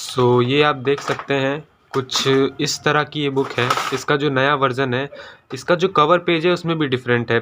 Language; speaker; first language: Hindi; native; Hindi